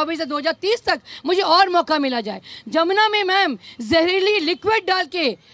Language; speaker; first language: Hindi; native; Hindi